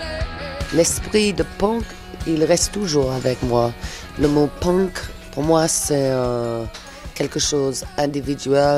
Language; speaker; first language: French; non-native, fluent; English